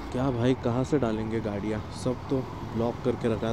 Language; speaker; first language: Hindi; non-native, local second language; Marathi